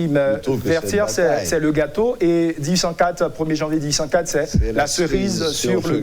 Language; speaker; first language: French; non-native, local second language; Haitian Creole